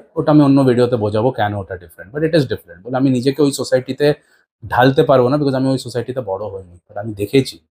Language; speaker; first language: Bangla; early bilingual, heritage; Bangla